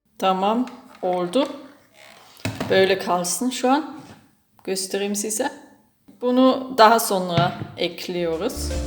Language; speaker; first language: Turkish; non-native, learner; German